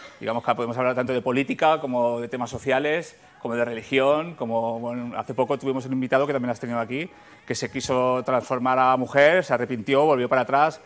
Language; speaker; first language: Spanish; native; Spanish